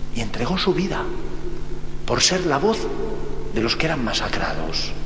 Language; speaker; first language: Spanish; native; Spanish